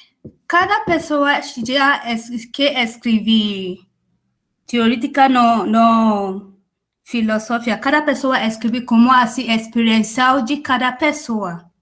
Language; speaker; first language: Portuguese; non-native, learner; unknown